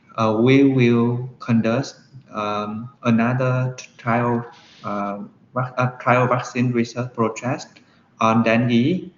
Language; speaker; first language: English; non-native, learner; Vietnamese